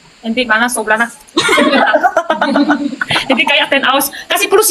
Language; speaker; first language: Filipino; non-native, learner; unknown